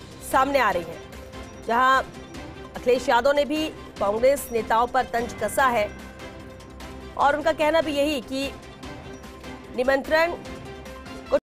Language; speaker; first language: Hindi; native; Hindi